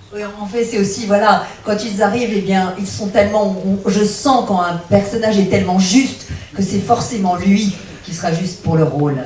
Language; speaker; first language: French; native; French